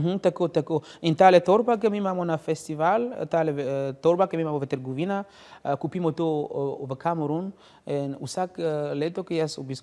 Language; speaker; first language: Slovenian; non-native, learner; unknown